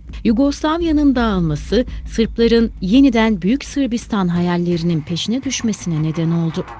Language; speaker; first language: Turkish; native; Turkish